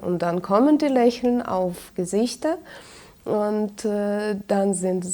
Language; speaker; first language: German; non-native, fluent; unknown